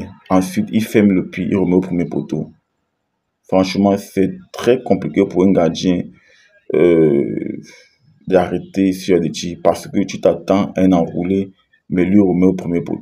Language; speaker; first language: French; native; French